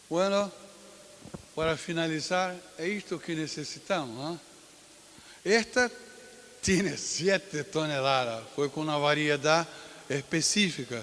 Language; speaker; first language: Spanish; non-native, fluent; Portuguese